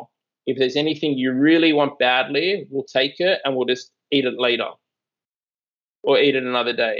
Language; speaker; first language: English; native; English